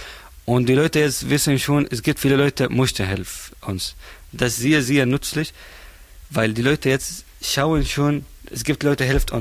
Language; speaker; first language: German; non-native, learner; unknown